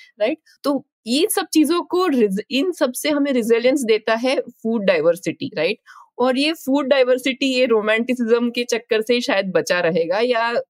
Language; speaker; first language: Hindi; native; Hindi